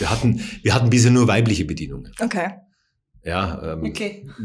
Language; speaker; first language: German; native; German